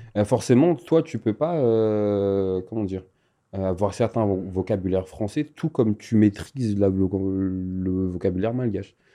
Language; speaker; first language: French; non-native, local second language; Malagasy